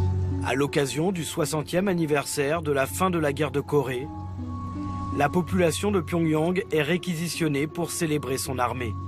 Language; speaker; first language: French; native; French